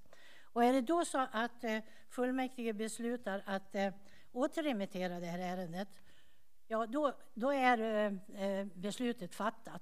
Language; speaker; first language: Swedish; native; Swedish